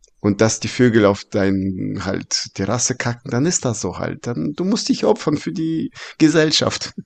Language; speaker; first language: German; early bilingual, other home language; Russian